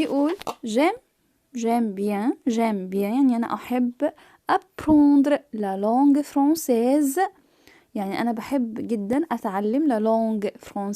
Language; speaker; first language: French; non-native, fluent; Arabic